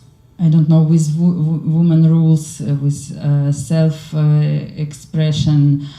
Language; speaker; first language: English; non-native, learner; Ukrainian